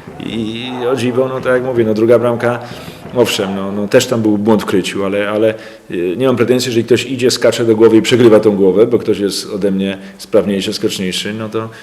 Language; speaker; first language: Polish; native; Polish